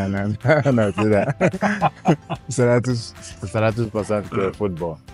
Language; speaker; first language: Indonesian; non-native, fluent; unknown